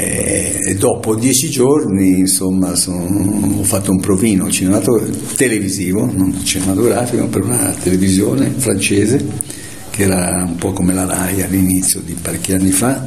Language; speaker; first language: Italian; native; Italian